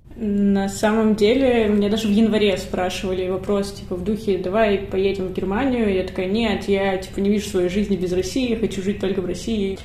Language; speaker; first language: Russian; native; Russian